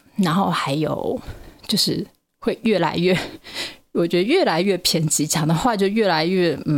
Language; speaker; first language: Chinese; native; Chinese